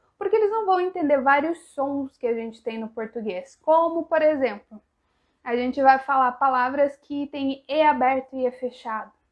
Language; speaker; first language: Portuguese; native; Portuguese